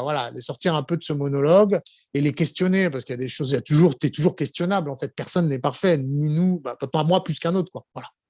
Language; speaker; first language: French; native; French